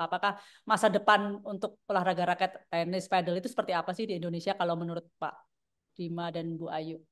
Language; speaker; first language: Indonesian; native; Indonesian